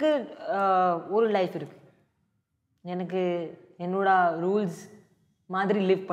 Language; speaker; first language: Tamil; non-native, learner; Hindi